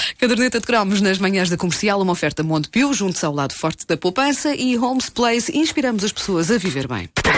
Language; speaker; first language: Portuguese; native; Portuguese